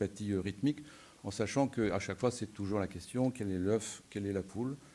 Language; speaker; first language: French; native; French